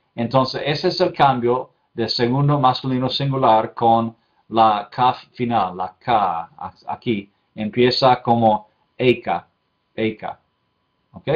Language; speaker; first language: Spanish; non-native, fluent; English